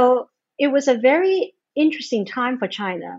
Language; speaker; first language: English; non-native, fluent; Chinese